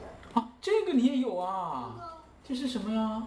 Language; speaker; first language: Chinese; native; Chinese